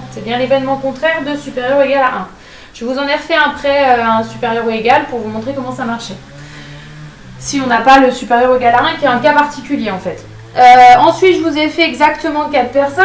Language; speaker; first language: French; native; French